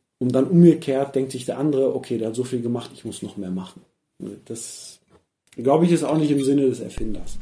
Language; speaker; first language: German; early bilingual, other home language; Persian